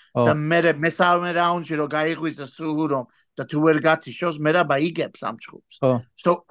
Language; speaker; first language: Georgian; native; Georgian